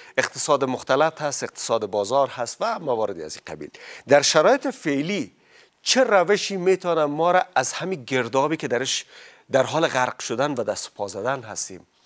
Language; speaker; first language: Persian; native; Persian